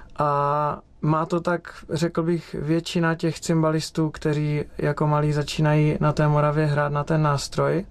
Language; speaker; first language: Czech; native; Czech